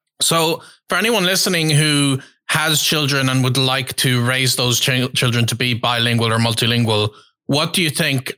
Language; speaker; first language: English; native; English